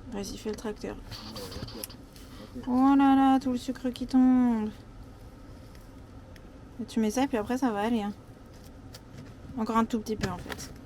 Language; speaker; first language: French; native; French